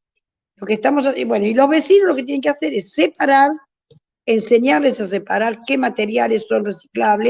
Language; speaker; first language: Spanish; native; Spanish